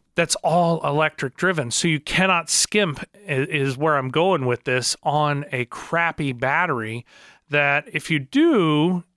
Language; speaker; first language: English; native; English